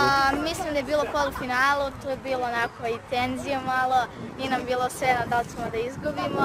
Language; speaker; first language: Croatian; native; Croatian